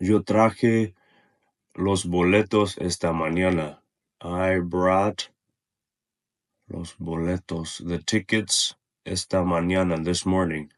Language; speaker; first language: Spanish; non-native, learner; Russian